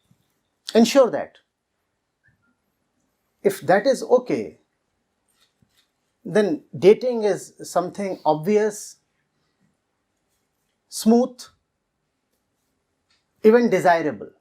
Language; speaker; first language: English; non-native, local second language; Hindi